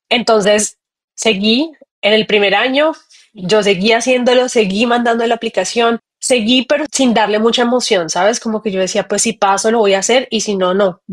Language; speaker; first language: Spanish; native; Spanish